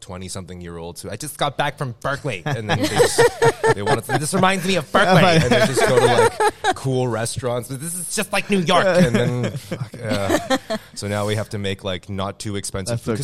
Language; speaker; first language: English; non-native, fluent; Chinese